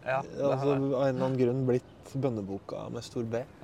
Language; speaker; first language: Norwegian; native; Norwegian